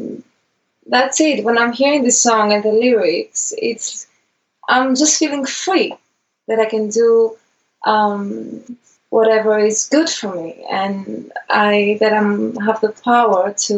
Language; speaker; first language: English; non-native, learner; Greek